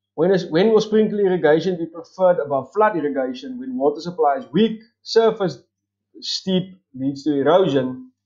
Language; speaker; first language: English; non-native, local second language; Afrikaans